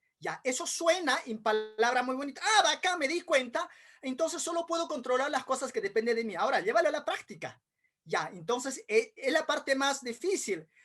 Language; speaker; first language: Spanish; non-native, local second language; Quechua